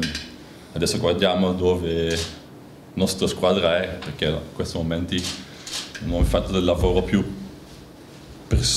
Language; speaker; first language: Italian; non-native, learner; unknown